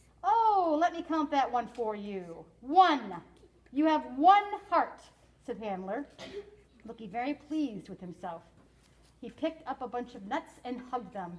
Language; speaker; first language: English; native; English